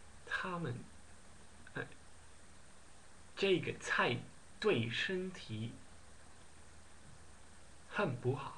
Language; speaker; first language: Chinese; non-native, learner; Dutch